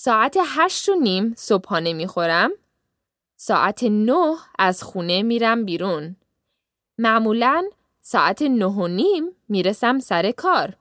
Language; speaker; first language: Persian; early bilingual, heritage; Persian